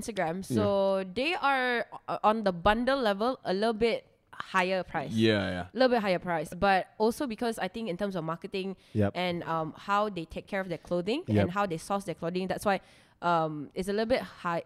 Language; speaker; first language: English; non-native, local second language; Malay